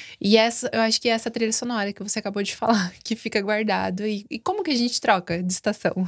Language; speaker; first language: Portuguese; native; Portuguese